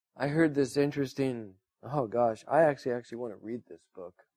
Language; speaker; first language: English; native; English